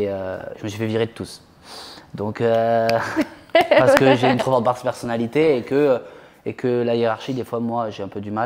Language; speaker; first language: French; native; French